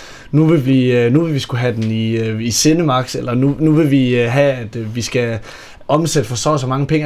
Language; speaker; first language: Danish; native; Danish